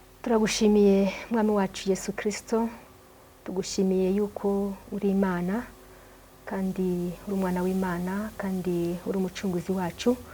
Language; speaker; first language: Kinyarwanda; early bilingual, heritage; Kinyarwanda